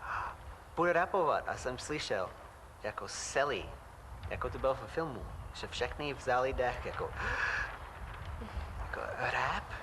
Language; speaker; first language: Czech; non-native, fluent; English